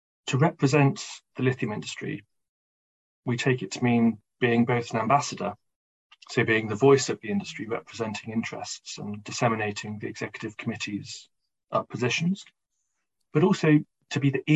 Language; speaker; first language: English; native; English